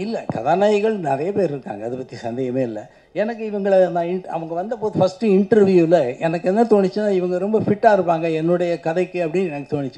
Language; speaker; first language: Tamil; native; Tamil